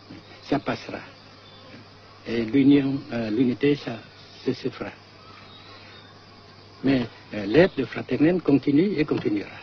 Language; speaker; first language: French; non-native, fluent; Vietnamese